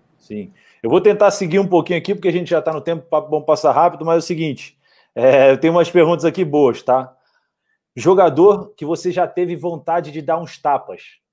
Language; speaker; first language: Portuguese; native; Portuguese